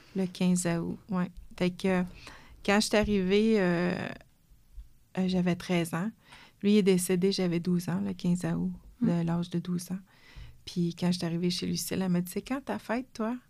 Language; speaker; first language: French; native; French